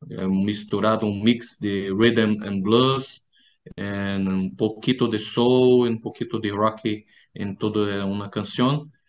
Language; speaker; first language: Spanish; non-native, fluent; Portuguese